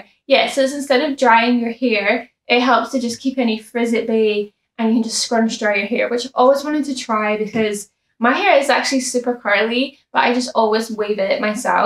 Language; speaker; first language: English; native; English